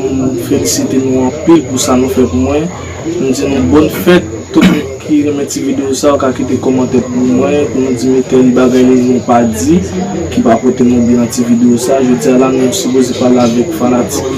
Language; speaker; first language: French; non-native, learner; Haitian Creole